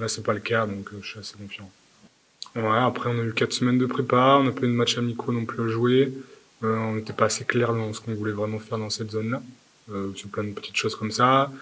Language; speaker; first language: French; native; French